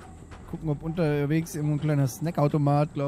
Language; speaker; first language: German; native; German